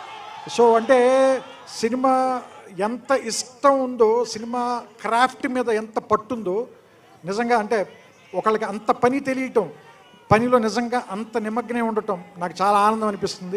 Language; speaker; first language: Telugu; native; Telugu